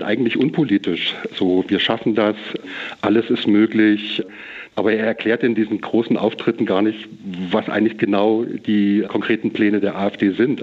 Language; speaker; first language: German; native; German